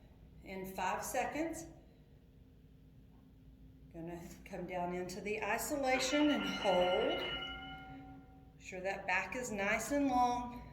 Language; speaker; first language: English; native; English